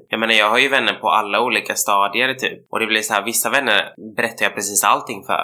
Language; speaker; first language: Swedish; native; Swedish